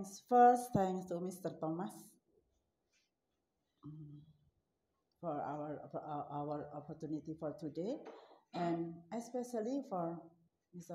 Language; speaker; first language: English; non-native, learner; Indonesian